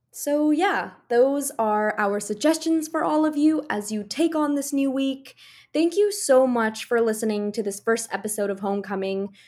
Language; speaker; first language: English; native; English